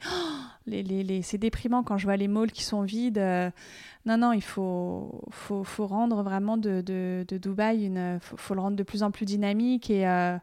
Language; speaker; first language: French; native; French